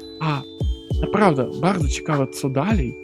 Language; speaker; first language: Polish; non-native, learner; Ukrainian